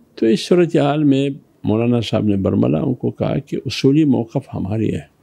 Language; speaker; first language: Urdu; non-native, local second language; Pashto